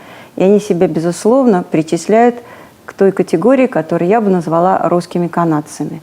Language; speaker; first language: Russian; native; Russian